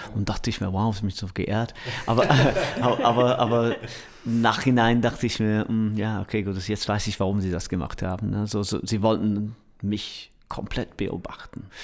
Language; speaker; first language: German; non-native, fluent; English